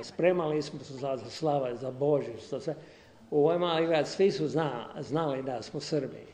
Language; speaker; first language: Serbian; early bilingual, heritage; Serbian